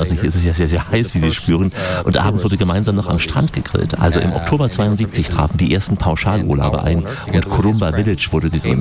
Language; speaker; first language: German; native; German